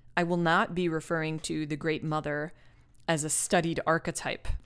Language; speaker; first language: English; native; English